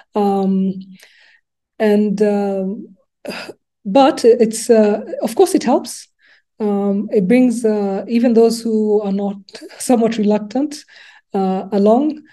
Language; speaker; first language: English; non-native, local second language; Luba-Lulua